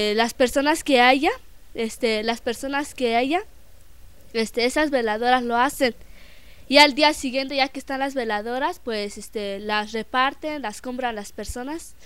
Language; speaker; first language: Spanish; non-native, local second language; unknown